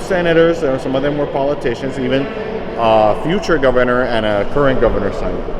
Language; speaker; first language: English; non-native, local second language; Spanish